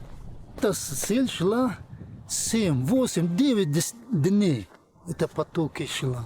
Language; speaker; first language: Russian; non-native, learner; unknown